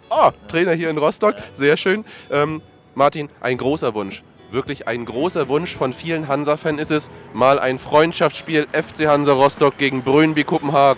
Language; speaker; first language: German; native; German